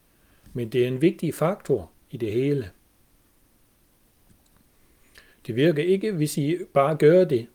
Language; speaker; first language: Danish; non-native, fluent; German